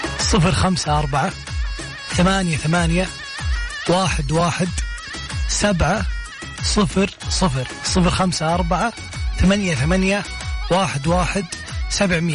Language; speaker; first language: Arabic; native; Arabic